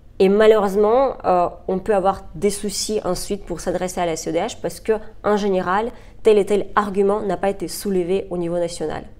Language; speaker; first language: French; non-native, fluent; Russian